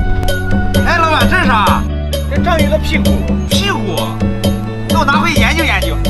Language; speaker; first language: Chinese; native; Chinese